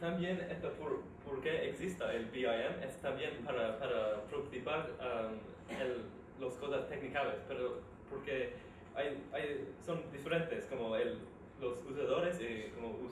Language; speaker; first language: Spanish; non-native, learner; English